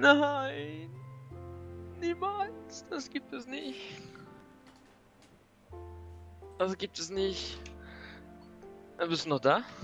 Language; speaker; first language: German; native; German